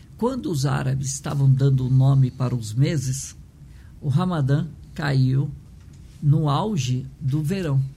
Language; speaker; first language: Portuguese; early bilingual, other home language; Arabic